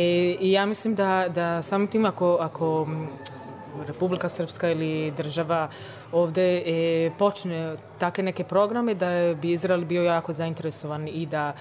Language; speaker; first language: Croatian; early bilingual, other home language; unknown